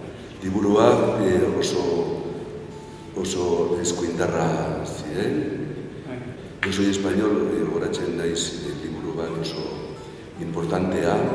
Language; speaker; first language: Basque; non-native, local second language; Spanish